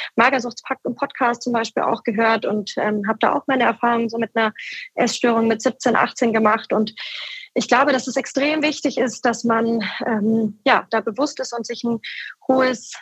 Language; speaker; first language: German; native; German